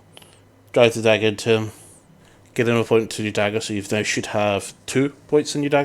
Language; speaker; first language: English; native; English